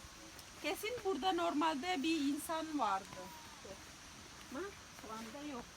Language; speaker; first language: Turkish; non-native, learner; Indonesian